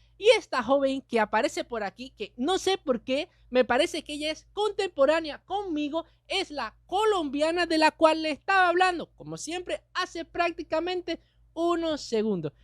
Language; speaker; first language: Spanish; native; Spanish